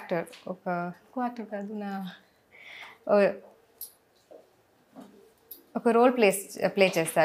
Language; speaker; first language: Telugu; non-native, local second language; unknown